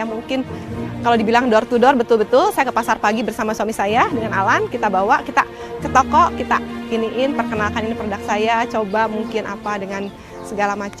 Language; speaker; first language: Indonesian; native; Indonesian